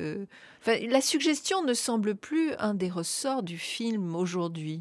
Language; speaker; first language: French; native; French